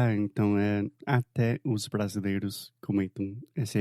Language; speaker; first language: Portuguese; non-native, fluent; English